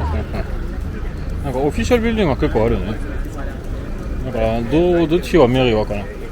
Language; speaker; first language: Japanese; non-native, learner; French